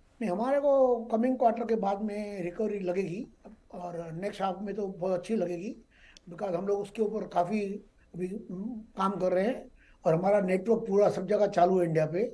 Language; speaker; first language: Hindi; non-native, local second language; Gujarati